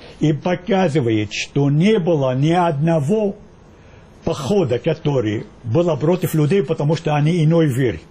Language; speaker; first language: Russian; non-native, fluent; Arabic